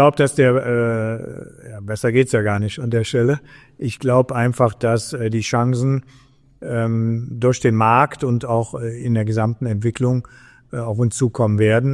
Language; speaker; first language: German; native; German